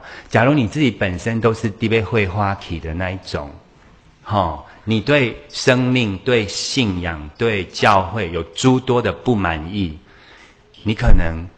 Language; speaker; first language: Chinese; native; Chinese